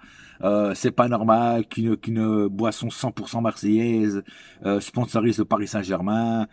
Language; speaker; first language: French; native; French